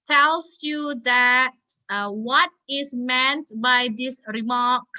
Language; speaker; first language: English; non-native, local second language; Malay